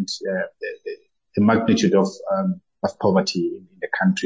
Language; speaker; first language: English; non-native, local second language; Southern Sotho